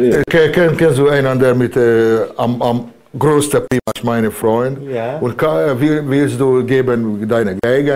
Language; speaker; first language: German; non-native, learner; Hungarian